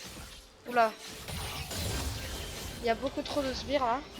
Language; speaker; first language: French; native; French